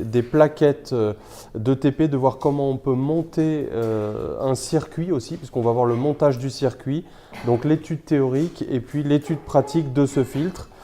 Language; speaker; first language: French; native; French